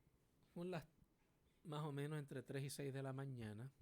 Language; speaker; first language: Spanish; native; Spanish